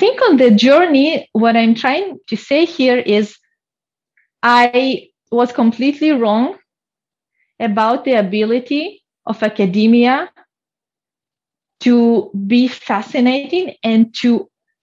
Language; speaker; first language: English; non-native, fluent; Russian